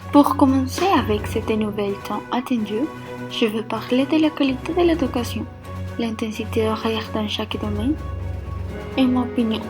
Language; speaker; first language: French; non-native, learner; Spanish